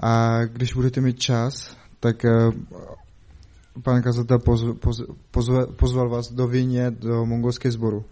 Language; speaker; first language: Czech; non-native, learner; Mongolian